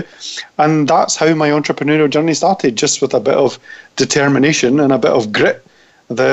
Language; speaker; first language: English; native; English